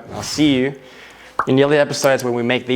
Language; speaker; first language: English; native; English